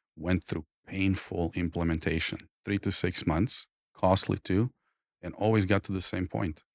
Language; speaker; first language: English; non-native, fluent; Croatian